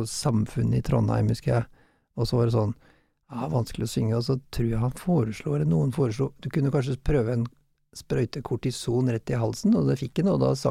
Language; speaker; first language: Norwegian; native; Norwegian